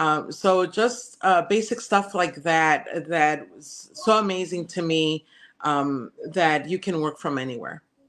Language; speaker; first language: English; early bilingual, other home language; Spanish